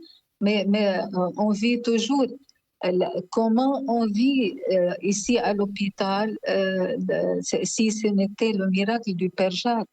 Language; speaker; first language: French; non-native, local second language; Arabic